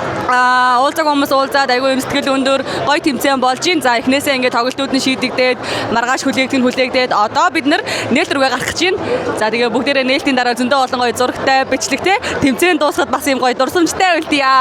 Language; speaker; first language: Mongolian; native; Mongolian